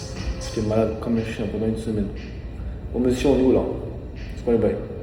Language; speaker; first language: French; non-native, local second language; Arabic